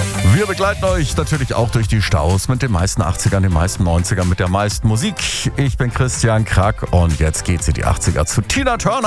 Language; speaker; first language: German; native; German